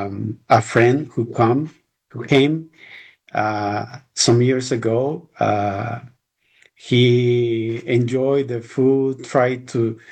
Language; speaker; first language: English; non-native, learner; Spanish